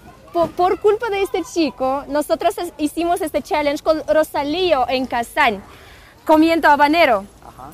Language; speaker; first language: Spanish; non-native, fluent; Russian